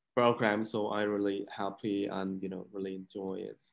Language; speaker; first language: English; non-native, learner; Khmer